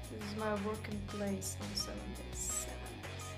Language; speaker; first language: English; non-native, learner; Russian